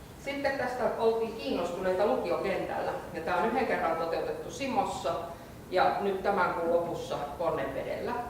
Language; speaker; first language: Finnish; native; Finnish